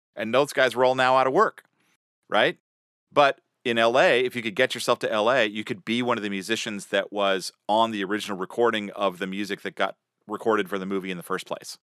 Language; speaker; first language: English; native; English